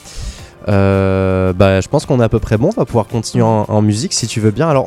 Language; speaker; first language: French; native; French